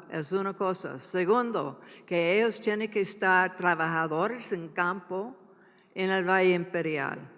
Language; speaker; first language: Spanish; non-native, learner; English